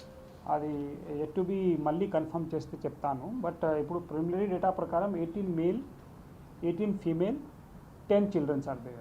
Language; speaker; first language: Telugu; non-native, local second language; Hindi